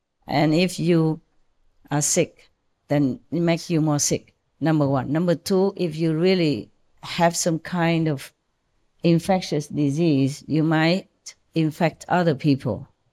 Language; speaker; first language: English; non-native, fluent; Vietnamese